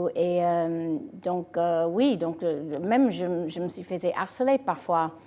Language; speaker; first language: French; non-native, fluent; English